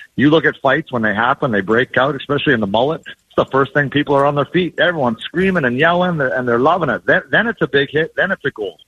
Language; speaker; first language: English; native; English